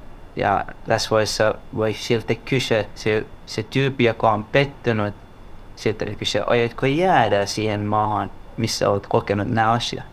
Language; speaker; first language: Finnish; non-native, learner; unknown